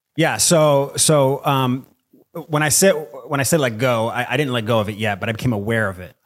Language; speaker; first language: English; early bilingual, other home language; Portuguese